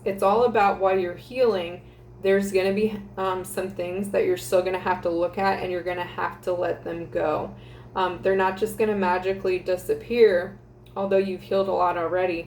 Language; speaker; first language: English; native; English